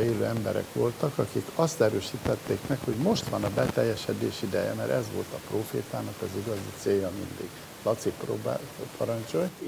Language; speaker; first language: Hungarian; native; Hungarian